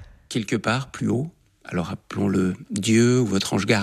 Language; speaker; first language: French; native; French